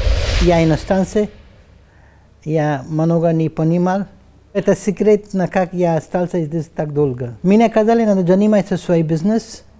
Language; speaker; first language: Russian; non-native, learner; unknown